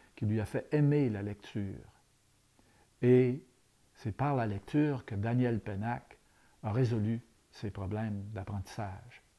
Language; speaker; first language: French; native; French